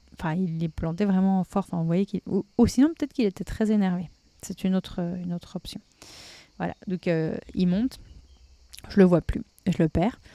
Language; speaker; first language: French; native; French